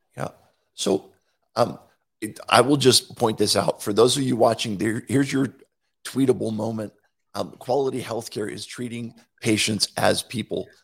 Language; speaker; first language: English; native; English